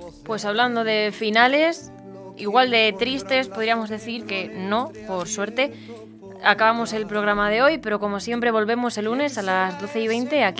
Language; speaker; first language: Spanish; native; Spanish